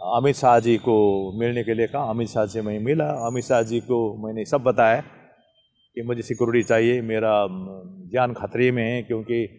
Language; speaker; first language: Hindi; non-native, local second language; Nepali